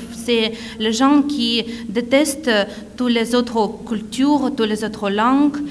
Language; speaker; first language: French; non-native, fluent; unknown